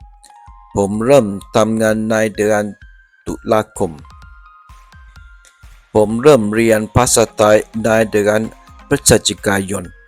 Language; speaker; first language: Thai; non-native, learner; English